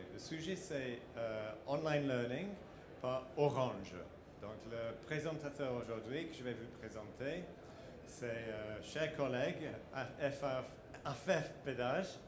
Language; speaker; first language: French; non-native, fluent; English